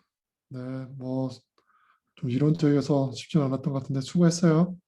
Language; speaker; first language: Korean; native; Korean